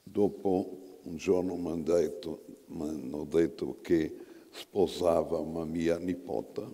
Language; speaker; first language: Italian; non-native, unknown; Portuguese